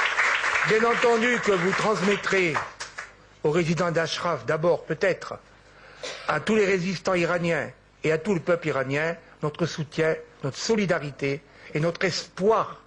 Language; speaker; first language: French; native; French